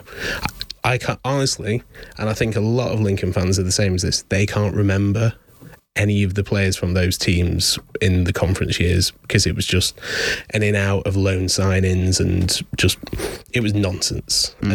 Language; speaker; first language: English; native; English